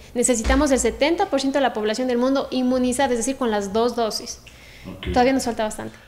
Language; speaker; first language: Spanish; native; Spanish